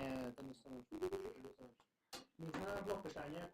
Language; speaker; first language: Russian; non-native, learner; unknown